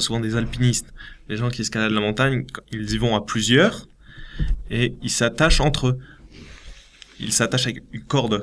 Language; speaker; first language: French; native; French